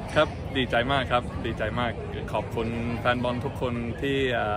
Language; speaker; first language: Thai; early bilingual, heritage; Thai